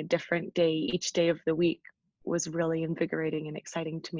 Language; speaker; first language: English; native; English